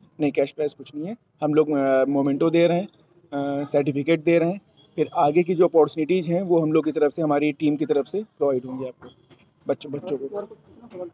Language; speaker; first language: Hindi; native; Hindi